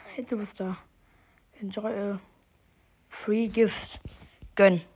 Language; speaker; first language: German; native; German